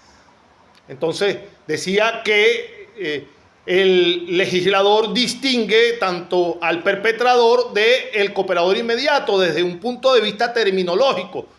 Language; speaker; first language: Spanish; native; Spanish